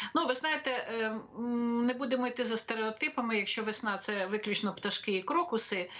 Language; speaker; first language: Ukrainian; native; Ukrainian